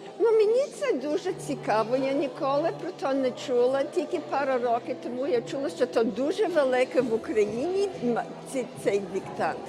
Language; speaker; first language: Ukrainian; early bilingual, heritage; Ukrainian